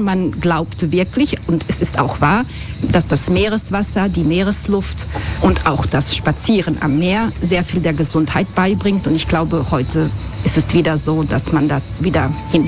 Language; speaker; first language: German; non-native, fluent; Croatian